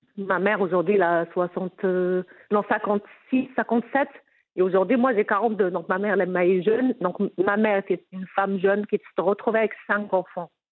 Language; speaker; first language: French; non-native, local second language; Arabic